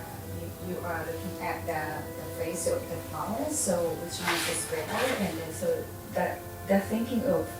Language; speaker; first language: English; non-native, learner; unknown